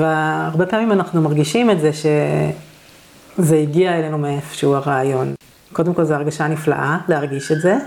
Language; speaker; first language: Hebrew; native; Hebrew